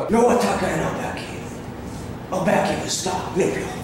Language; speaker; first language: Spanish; non-native, learner; English